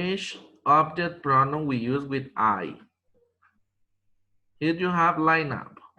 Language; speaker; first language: English; non-native, fluent; Spanish